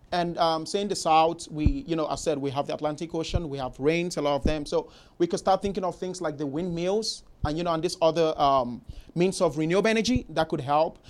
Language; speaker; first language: English; non-native, local second language; Igbo